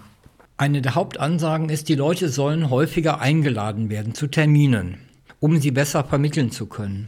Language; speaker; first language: German; native; German